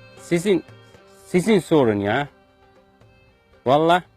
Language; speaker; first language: Turkish; non-native, learner; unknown